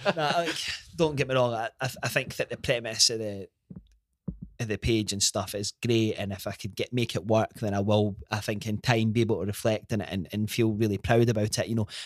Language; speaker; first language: English; native; English